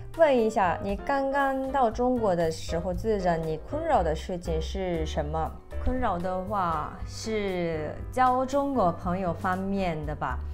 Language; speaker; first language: Chinese; non-native, fluent; Japanese